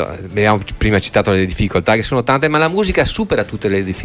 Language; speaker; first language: Italian; native; Italian